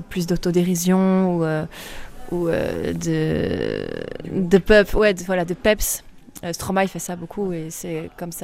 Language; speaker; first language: French; native; French